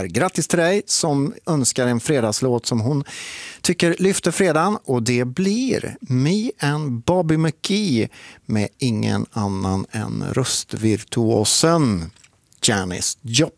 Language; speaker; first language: Swedish; native; Swedish